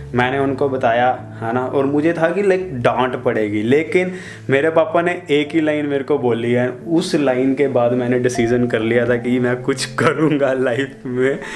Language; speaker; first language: Hindi; non-native, local second language; Punjabi